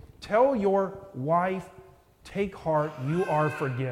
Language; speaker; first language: English; native; English